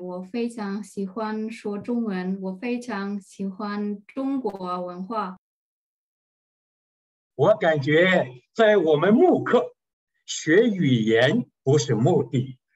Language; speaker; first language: Chinese; non-native, learner; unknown